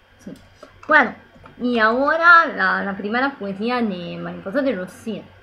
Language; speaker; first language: Spanish; non-native, learner; Italian